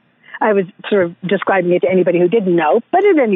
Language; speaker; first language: English; native; English